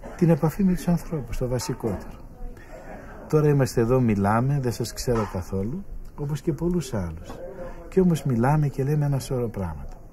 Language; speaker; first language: Greek; non-native, local second language; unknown